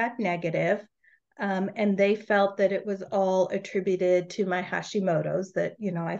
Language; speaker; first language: English; native; English